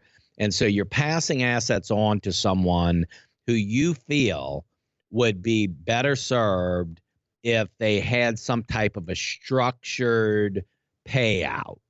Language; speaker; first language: English; native; English